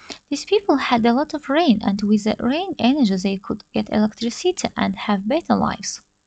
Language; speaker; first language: English; non-native, fluent; Azerbaijani